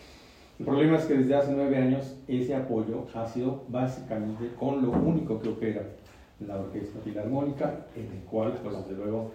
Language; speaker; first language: Spanish; native; Spanish